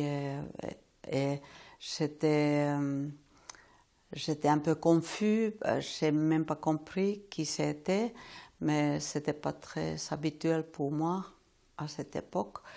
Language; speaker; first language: French; non-native, fluent; Finnish